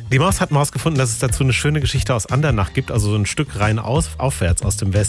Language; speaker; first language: German; native; German